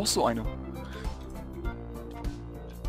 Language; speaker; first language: German; native; German